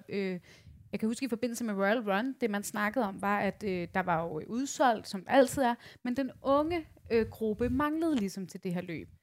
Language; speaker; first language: Danish; native; Danish